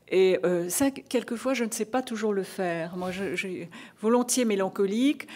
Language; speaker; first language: French; native; French